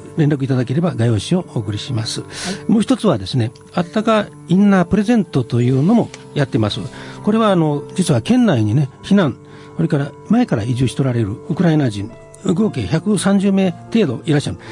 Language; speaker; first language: Japanese; native; Japanese